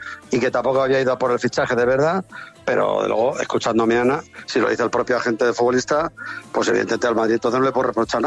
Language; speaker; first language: Spanish; native; Spanish